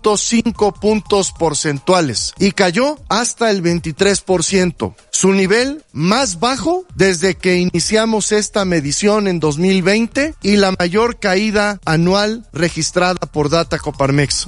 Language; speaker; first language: Spanish; native; Spanish